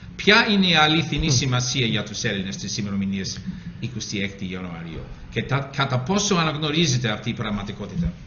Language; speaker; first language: Greek; early bilingual, heritage; Greek